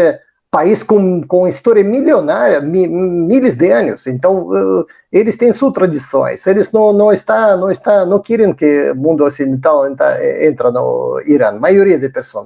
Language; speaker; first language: Portuguese; non-native, fluent; Russian